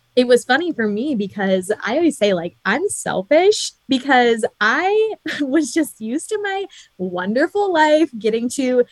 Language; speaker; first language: English; native; English